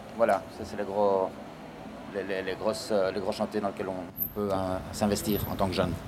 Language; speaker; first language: French; native; French